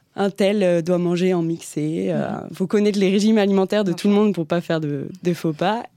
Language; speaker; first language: French; native; French